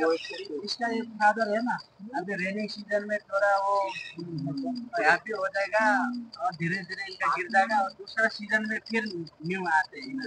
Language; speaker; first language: Hindi; non-native, local second language; Bangla